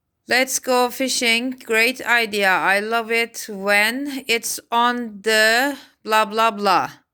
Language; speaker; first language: English; non-native, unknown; Turkish